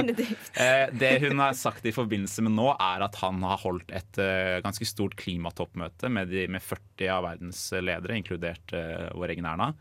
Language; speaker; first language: Norwegian; native; Norwegian